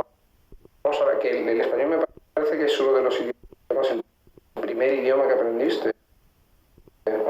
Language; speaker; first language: Spanish; non-native, fluent; Italian